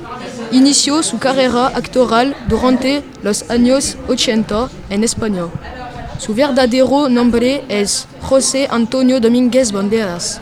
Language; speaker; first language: Spanish; non-native, learner; French